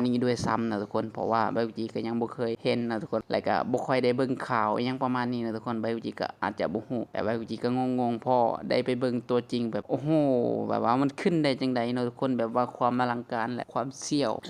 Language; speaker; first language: Thai; non-native, local second language; Northeastern Thai